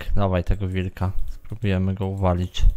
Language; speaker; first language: Polish; native; Polish